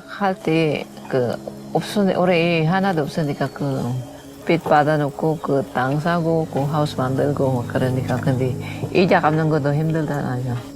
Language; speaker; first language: Korean; non-native, fluent; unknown